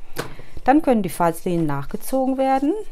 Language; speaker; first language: German; native; German